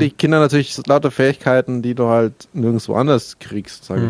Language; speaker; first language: German; native; German